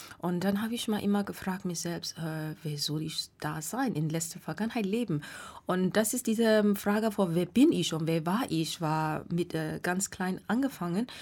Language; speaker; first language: German; non-native, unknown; Burmese